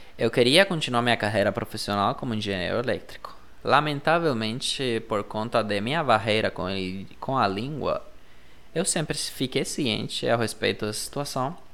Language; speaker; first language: Portuguese; non-native, fluent; Spanish